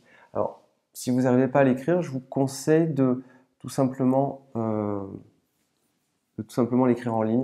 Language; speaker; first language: French; native; French